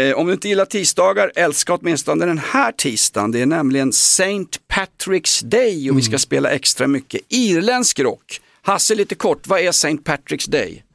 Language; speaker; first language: Swedish; native; Swedish